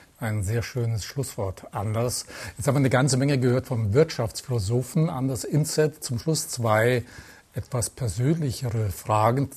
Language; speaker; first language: German; native; German